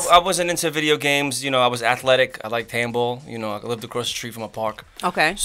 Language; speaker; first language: English; native; English